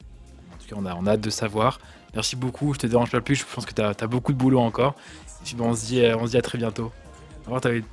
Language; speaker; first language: French; native; French